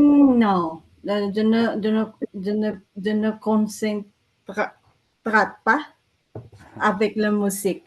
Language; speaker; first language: French; non-native, learner; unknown